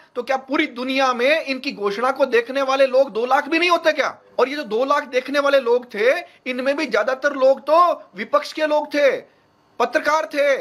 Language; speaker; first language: Hindi; native; Hindi